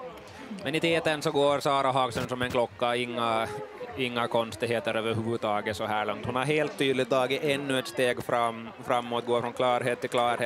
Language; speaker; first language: Swedish; native; Swedish